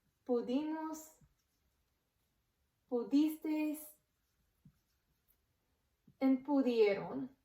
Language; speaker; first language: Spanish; non-native, learner; English